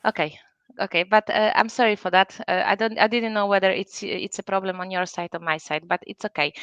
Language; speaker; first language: English; non-native, fluent; Polish